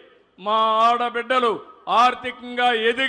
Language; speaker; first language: Telugu; native; Telugu